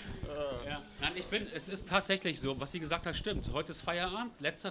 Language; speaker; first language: German; native; German